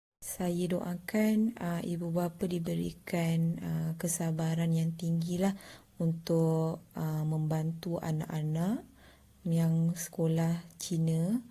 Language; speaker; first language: Malay; native; Malay